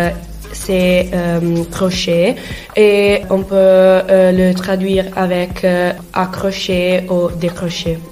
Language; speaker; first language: French; non-native, learner; Italian